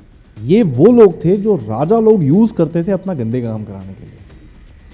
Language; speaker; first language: Hindi; native; Hindi